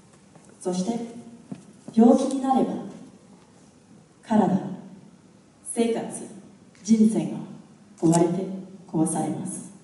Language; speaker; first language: Japanese; non-native, fluent; English